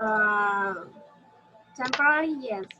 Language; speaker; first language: English; non-native, learner; Spanish